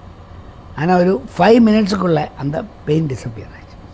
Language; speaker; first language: Tamil; non-native, local second language; Malayalam